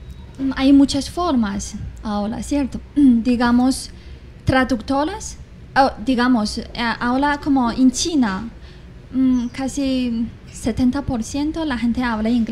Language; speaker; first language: Spanish; non-native, fluent; Chinese